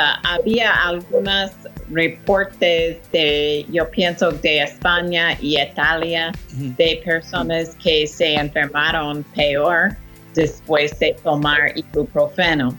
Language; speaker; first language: Spanish; non-native, fluent; English